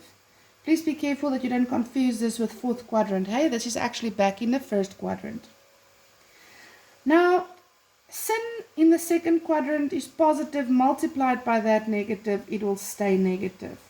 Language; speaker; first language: English; non-native, local second language; Afrikaans